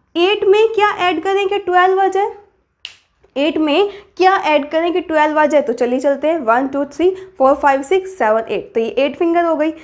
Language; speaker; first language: Hindi; native; Hindi